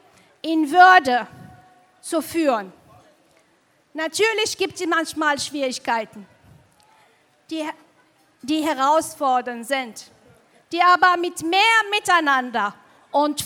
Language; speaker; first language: German; non-native, fluent; Arabic